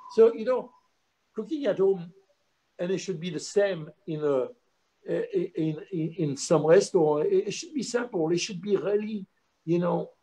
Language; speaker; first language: English; non-native, fluent; French